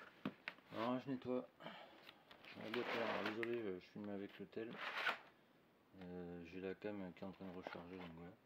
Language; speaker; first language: French; native; French